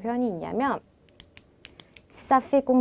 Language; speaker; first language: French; non-native, fluent; Korean